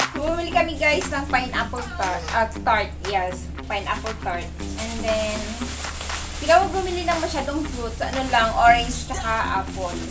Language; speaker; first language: Filipino; native; Filipino